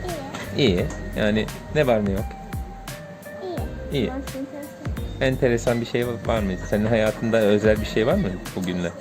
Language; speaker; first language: Turkish; non-native, learner; English